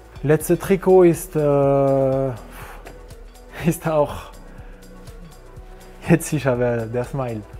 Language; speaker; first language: German; non-native, learner; French